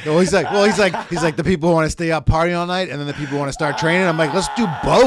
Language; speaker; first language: English; native; English